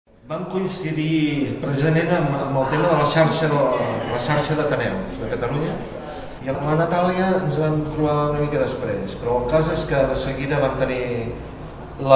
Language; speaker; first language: Catalan; native; Catalan